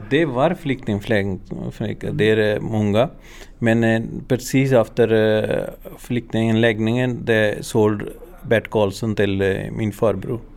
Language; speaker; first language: Swedish; non-native, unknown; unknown